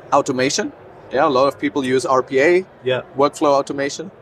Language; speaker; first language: English; non-native, fluent; German